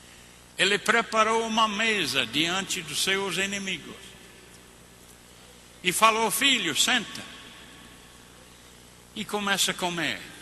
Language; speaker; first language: Portuguese; non-native, fluent; English